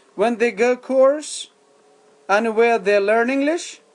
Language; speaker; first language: English; non-native, fluent; Persian